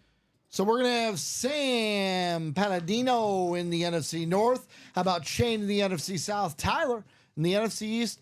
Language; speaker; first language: English; native; English